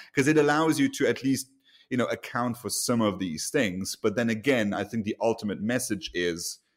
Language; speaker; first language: English; non-native, fluent; Luxembourgish